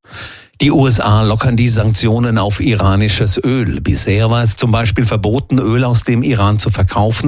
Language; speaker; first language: German; native; German